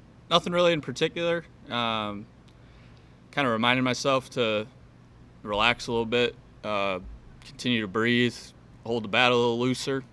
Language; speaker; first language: English; native; English